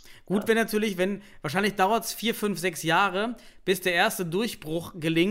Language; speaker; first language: German; native; German